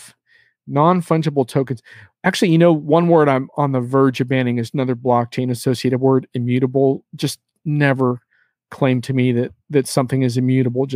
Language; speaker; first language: English; native; English